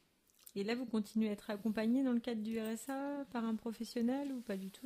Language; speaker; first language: French; native; French